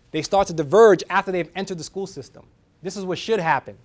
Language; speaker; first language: English; native; English